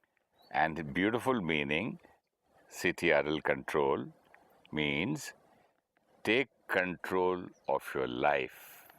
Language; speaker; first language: English; non-native, local second language; Hindi